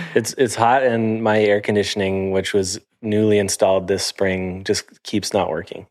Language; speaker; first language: English; native; English